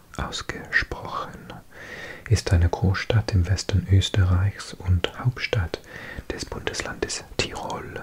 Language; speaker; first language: German; non-native, learner; English